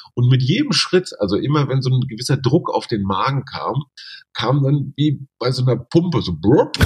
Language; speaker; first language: German; native; German